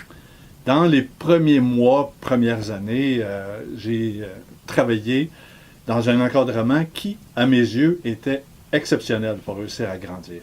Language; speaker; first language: French; native; French